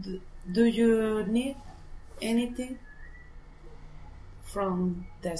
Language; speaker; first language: English; non-native, learner; Spanish